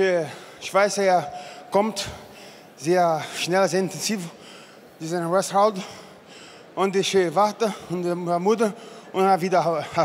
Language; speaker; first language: German; non-native, learner; Portuguese